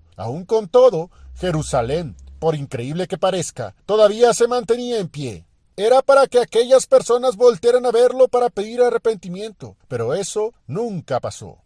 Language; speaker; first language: Spanish; native; Spanish